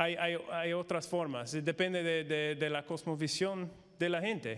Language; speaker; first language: Spanish; non-native, fluent; English